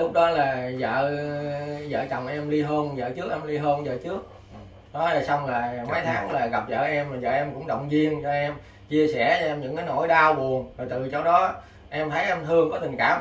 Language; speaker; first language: Vietnamese; native; Vietnamese